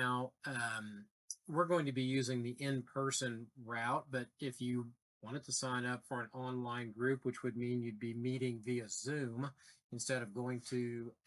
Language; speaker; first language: English; native; English